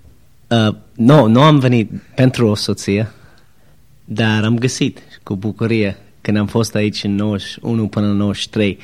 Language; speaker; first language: Romanian; non-native, learner; English